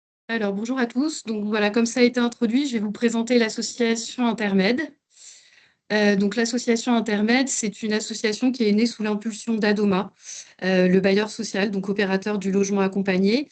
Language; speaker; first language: French; native; French